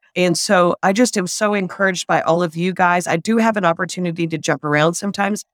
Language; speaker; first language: English; native; English